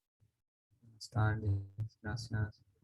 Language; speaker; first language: Spanish; non-native, learner; Portuguese